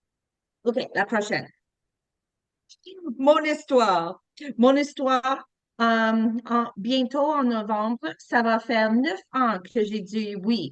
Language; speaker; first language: French; non-native, learner; English